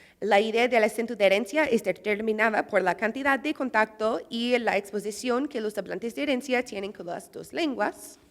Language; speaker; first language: Spanish; non-native, fluent; English